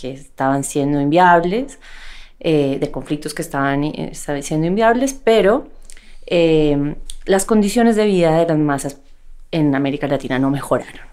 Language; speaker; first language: Spanish; native; Spanish